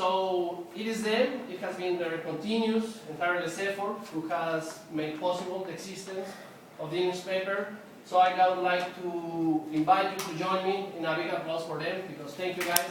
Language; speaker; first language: English; non-native, fluent; Spanish